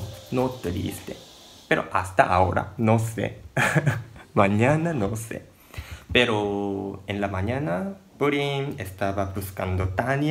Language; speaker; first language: Spanish; non-native, learner; Japanese